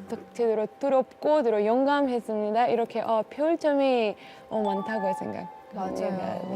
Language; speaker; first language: Korean; non-native, fluent; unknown